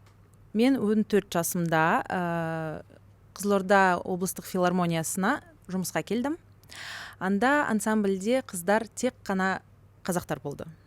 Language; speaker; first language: Kazakh; non-native, local second language; Russian